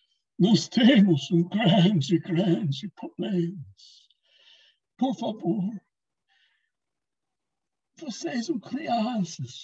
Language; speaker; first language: Portuguese; non-native, learner; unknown